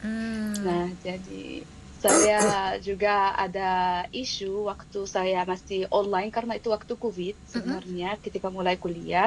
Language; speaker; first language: Indonesian; non-native, fluent; Arabic